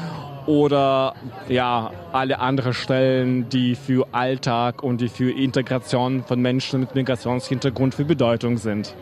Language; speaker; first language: German; non-native, fluent; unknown